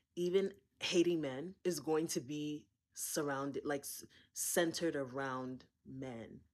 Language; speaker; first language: English; native; English